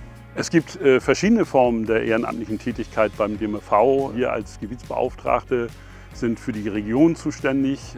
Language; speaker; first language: German; native; German